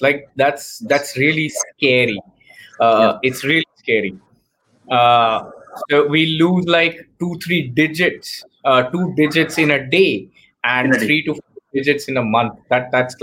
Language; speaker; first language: English; non-native, local second language; Hindi